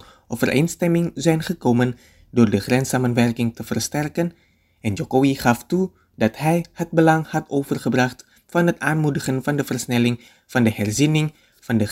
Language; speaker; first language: Dutch; non-native, fluent; Indonesian